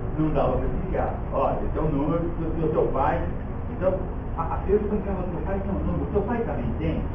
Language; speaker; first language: Portuguese; early bilingual, other home language; Yiddish